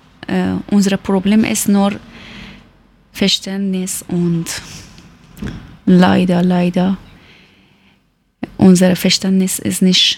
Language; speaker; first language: German; non-native, learner; Persian